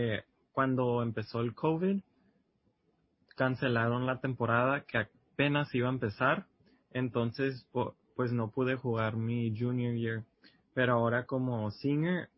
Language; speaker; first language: Spanish; early bilingual, heritage; Spanish